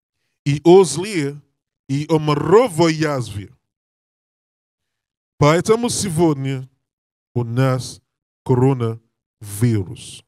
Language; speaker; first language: Russian; non-native, learner; English